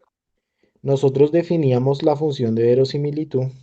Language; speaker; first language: Spanish; native; Spanish